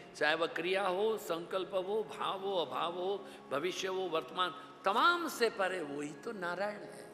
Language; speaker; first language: Hindi; non-native, local second language; Gujarati